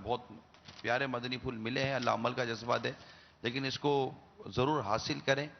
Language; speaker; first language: Urdu; native; Urdu